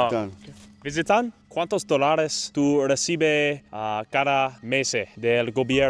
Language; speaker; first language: Spanish; non-native, learner; English